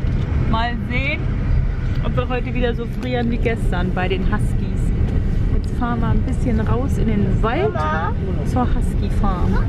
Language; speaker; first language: German; native; German